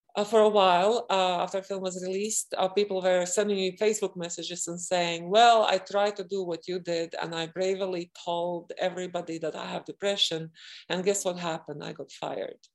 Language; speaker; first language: English; non-native, fluent; Latvian